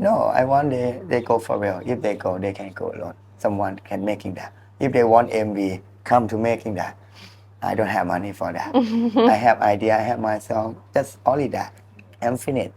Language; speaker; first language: English; non-native, learner; Thai